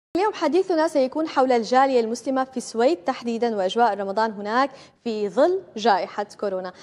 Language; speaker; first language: Arabic; native; Arabic